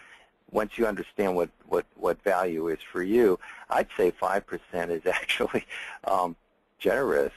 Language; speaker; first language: English; native; English